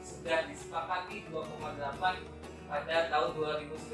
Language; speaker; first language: Indonesian; native; Indonesian